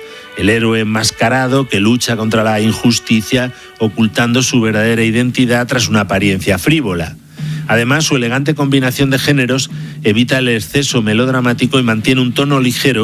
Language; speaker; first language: Spanish; native; Spanish